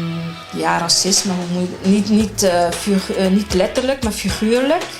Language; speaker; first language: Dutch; early bilingual, other home language; Arabic